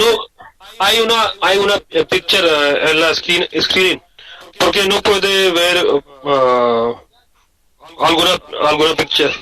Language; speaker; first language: Spanish; non-native, learner; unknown